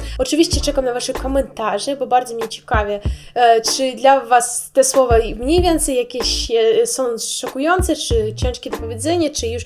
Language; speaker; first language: Polish; non-native, learner; Russian